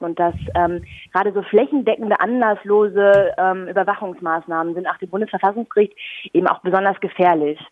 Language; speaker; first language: German; native; German